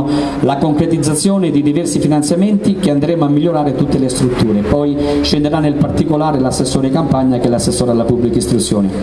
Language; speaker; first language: Italian; native; Italian